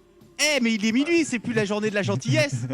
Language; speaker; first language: French; native; French